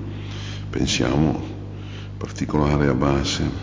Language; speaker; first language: Italian; native; Italian